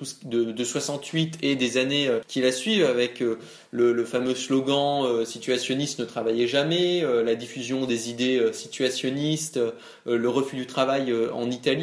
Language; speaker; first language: French; native; French